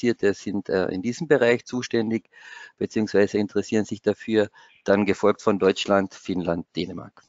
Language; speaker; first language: German; native; German